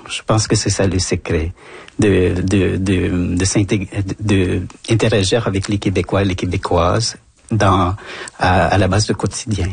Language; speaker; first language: French; non-native, fluent; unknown